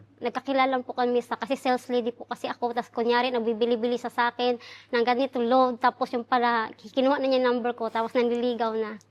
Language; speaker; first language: Filipino; native; Filipino